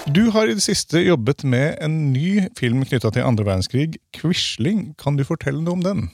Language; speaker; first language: Norwegian; native; Norwegian